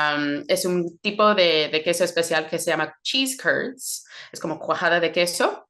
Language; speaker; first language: Spanish; non-native, fluent; English